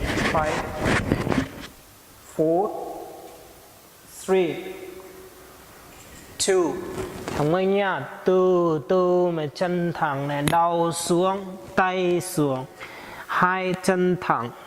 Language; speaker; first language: Vietnamese; non-native, learner; Hindi